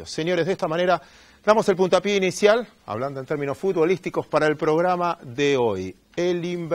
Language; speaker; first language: Spanish; native; Spanish